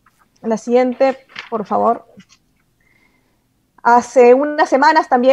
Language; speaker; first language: Spanish; native; Spanish